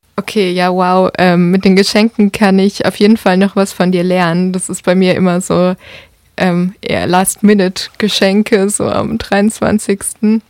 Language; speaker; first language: German; native; German